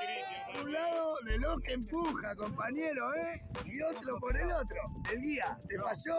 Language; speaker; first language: Spanish; native; Spanish